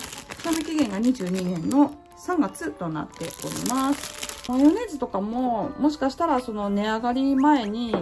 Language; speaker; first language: Japanese; native; Japanese